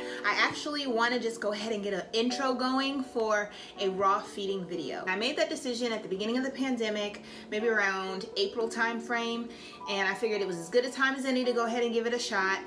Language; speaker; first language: English; native; English